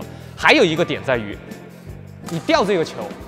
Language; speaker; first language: Chinese; native; Chinese